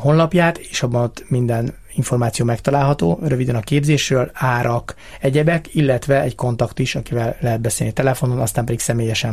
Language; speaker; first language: Hungarian; native; Hungarian